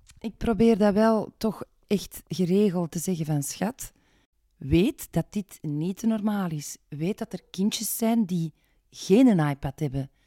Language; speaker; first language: Dutch; native; Dutch